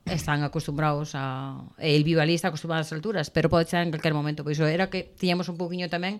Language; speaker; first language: Galician; non-native, local second language; Spanish